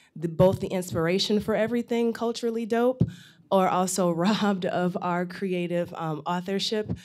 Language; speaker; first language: English; native; English